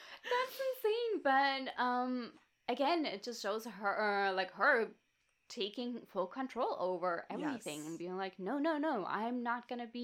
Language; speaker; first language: English; non-native, fluent; Russian